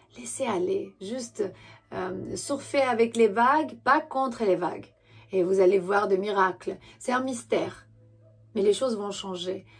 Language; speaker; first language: French; non-native, fluent; Romanian